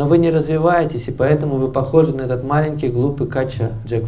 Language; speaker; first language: Russian; native; Russian